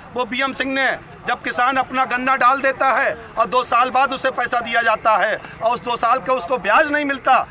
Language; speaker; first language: Hindi; native; Hindi